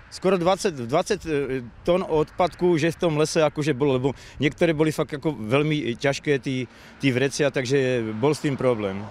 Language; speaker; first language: Slovak; native; Slovak